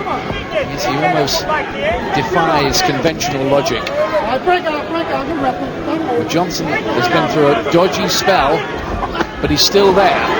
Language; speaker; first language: English; native; English